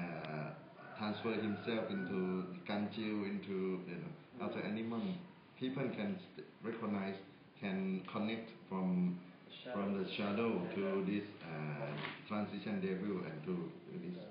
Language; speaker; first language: English; non-native, fluent; Thai